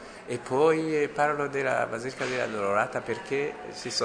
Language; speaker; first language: Italian; non-native, fluent; Rundi